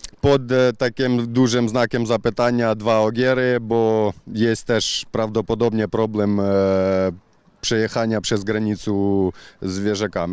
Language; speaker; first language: Polish; non-native, learner; Ukrainian